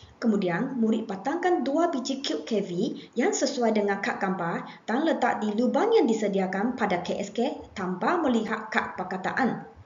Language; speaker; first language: Malay; non-native, local second language; Chinese